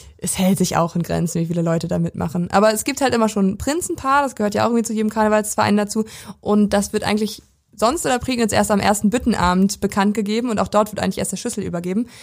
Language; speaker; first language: German; native; German